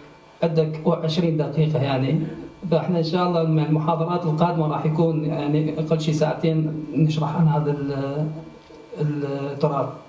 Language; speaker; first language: Arabic; native; Arabic